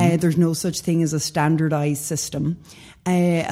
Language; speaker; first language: English; native; English